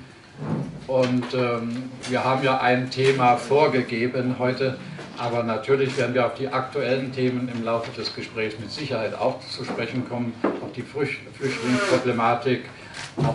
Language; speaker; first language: German; native; German